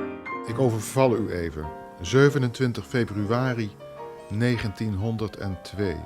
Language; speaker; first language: Dutch; native; Dutch